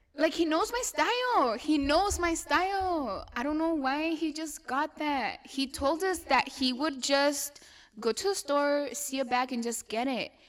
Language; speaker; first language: English; non-native, fluent; Spanish